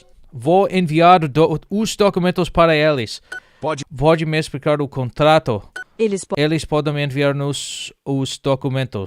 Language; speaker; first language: Portuguese; non-native, learner; English